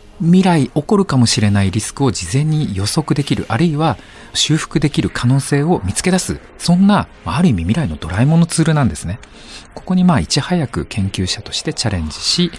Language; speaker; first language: Japanese; native; Japanese